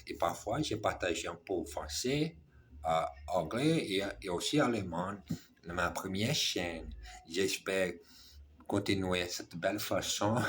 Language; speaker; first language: French; non-native, learner; Portuguese